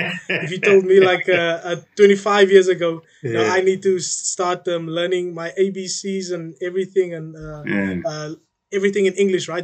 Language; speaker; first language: English; non-native, local second language; Afrikaans